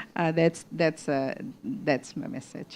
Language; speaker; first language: English; non-native, learner; Indonesian